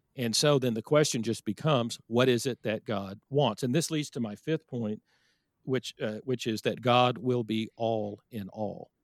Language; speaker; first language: English; native; English